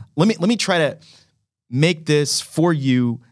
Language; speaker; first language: English; native; English